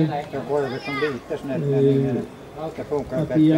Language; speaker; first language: Swedish; native; Swedish